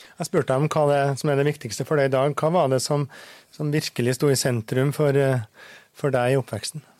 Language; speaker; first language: Norwegian; native; Norwegian